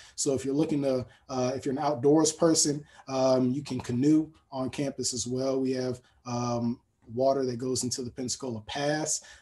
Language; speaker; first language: English; native; English